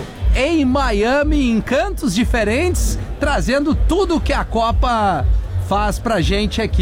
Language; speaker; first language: Portuguese; native; Portuguese